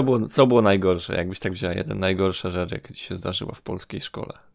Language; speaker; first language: Polish; native; Polish